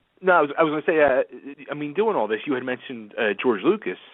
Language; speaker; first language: English; native; English